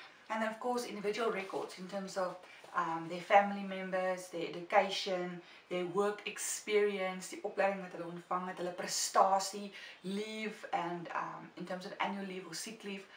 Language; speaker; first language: English; non-native, local second language; Afrikaans